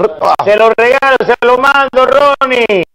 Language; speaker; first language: Spanish; native; Spanish